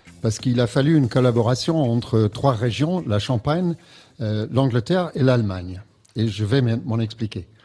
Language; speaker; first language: French; non-native, fluent; English